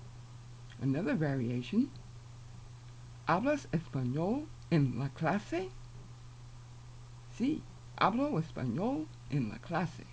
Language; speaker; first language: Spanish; non-native, fluent; English